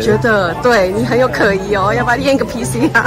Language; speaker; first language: Chinese; native; Chinese